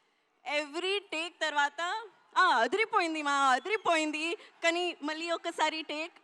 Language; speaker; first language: Telugu; non-native, learner; Hindi